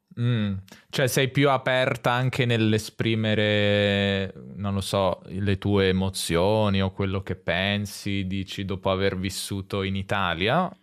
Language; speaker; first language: Italian; native; Italian